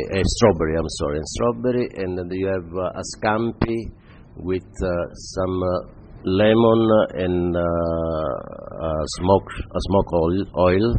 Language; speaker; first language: English; non-native, fluent; Italian